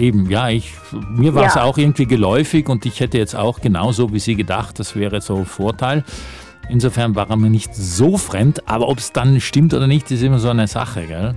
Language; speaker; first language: German; native; German